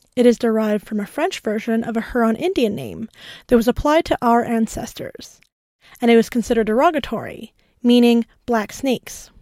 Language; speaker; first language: English; native; English